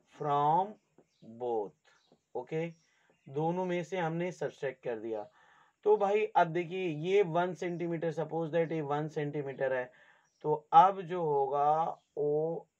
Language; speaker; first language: Hindi; native; Hindi